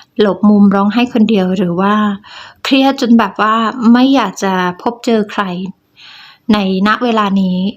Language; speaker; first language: Thai; native; Thai